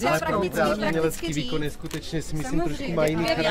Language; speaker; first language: Czech; native; Czech